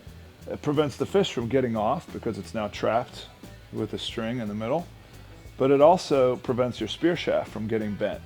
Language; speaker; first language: English; native; English